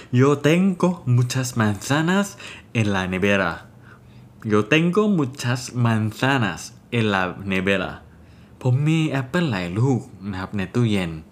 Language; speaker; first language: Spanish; non-native, fluent; Thai